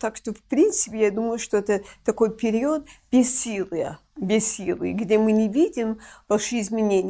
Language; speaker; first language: Russian; non-native, fluent; English